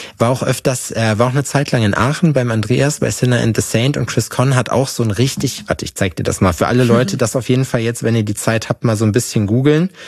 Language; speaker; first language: German; native; German